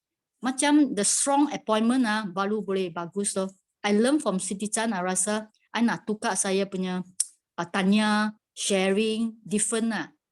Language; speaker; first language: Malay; non-native, local second language; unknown